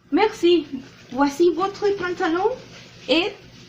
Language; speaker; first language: French; non-native, learner; Spanish